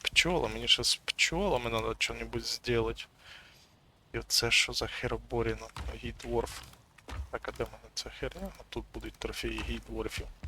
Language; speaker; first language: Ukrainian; non-native, local second language; Russian